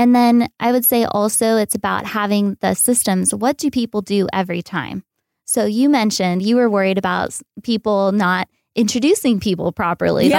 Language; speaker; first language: English; native; English